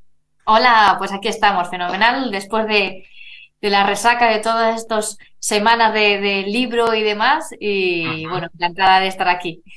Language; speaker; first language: Spanish; native; Spanish